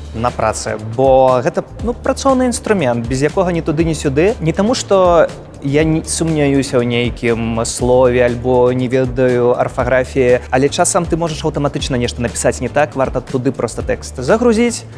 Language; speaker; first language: Belarusian; native; Belarusian